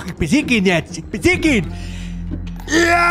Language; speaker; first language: German; native; German